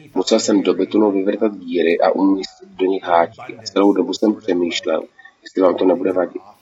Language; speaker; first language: Czech; non-native, fluent; English